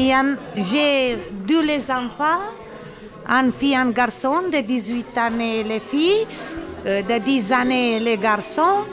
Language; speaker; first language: French; non-native, learner; Romanian